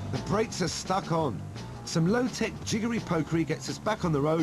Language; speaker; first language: English; native; English